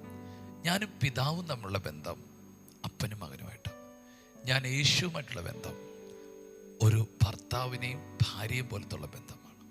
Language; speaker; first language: Malayalam; native; Malayalam